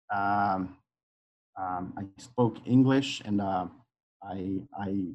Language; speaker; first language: English; non-native, fluent; Spanish